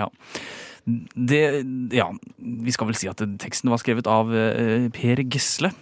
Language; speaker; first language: Norwegian; native; Norwegian